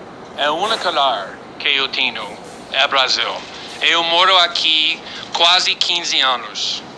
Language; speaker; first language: Portuguese; non-native, fluent; English